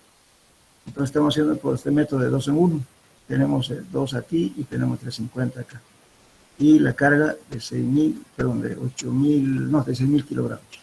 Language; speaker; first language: Spanish; native; Spanish